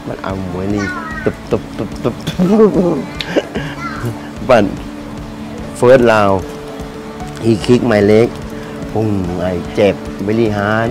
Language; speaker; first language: English; non-native, learner; Thai